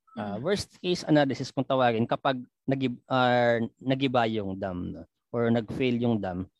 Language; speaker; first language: Filipino; non-native, local second language; Pampanga